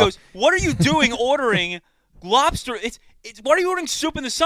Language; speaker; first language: English; native; English